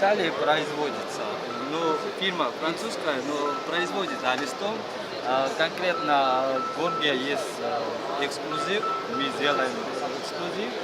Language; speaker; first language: Russian; non-native, fluent; Georgian